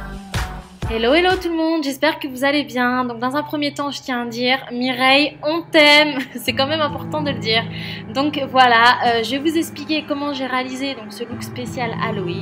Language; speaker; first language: French; native; French